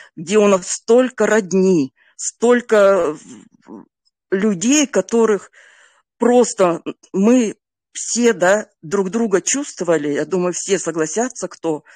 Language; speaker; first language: Russian; native; Russian